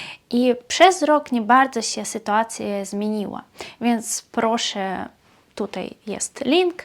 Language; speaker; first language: Polish; non-native, fluent; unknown